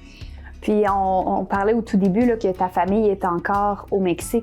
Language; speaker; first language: French; native; French